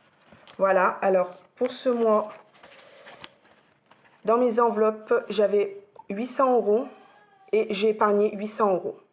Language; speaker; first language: French; native; French